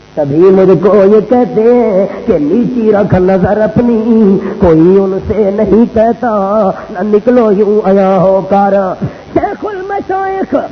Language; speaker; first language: Urdu; non-native, local second language; Punjabi